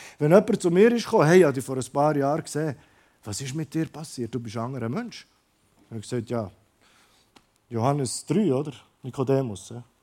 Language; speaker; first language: German; early bilingual, other home language; Croatian